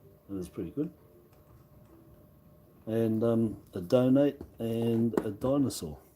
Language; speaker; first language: English; native; English